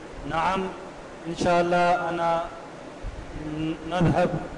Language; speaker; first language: Arabic; non-native, learner; Urdu